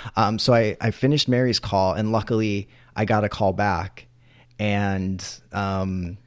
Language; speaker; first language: English; native; English